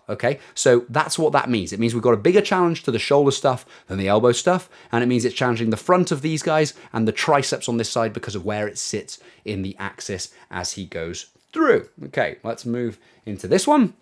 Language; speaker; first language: English; native; English